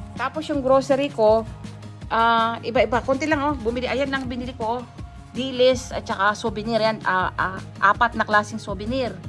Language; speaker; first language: Filipino; non-native, local second language; Pampanga